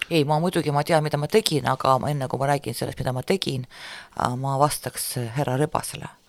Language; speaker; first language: Estonian; non-native, local second language; Russian